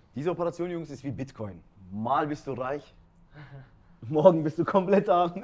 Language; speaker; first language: German; early bilingual, other home language; Turkish